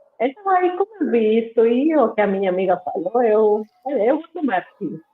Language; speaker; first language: Portuguese; non-native, fluent; Spanish